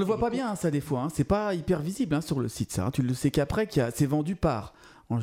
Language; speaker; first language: French; native; French